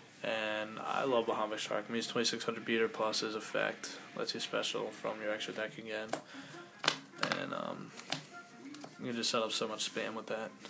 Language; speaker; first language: English; native; English